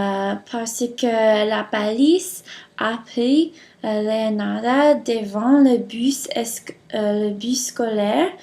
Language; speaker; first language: French; non-native, learner; English